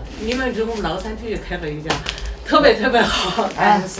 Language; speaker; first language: Chinese; native; Chinese